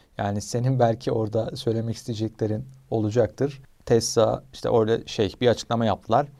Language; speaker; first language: Turkish; native; Turkish